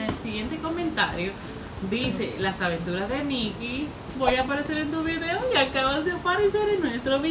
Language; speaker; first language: Spanish; native; Spanish